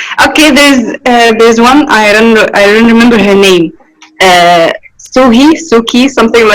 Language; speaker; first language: English; non-native, learner; Arabic